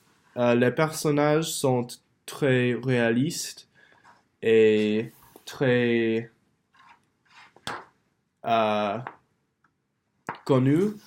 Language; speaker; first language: French; non-native, learner; English